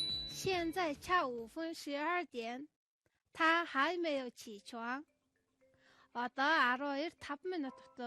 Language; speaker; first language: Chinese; non-native, fluent; Mongolian